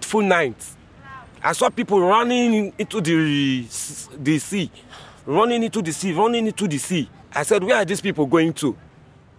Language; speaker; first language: English; non-native, local second language; Bini